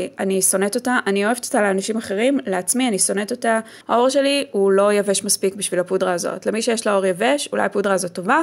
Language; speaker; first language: Hebrew; native; Hebrew